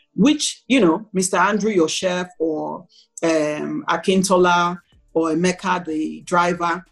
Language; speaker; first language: English; non-native, local second language; Igbo